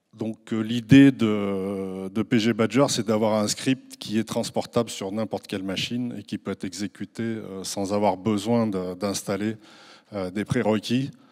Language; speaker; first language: French; native; French